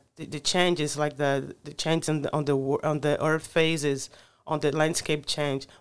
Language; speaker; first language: English; non-native, fluent; Portuguese